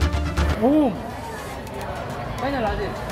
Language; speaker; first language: Vietnamese; non-native, learner; Korean